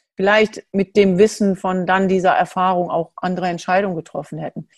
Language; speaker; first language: German; native; German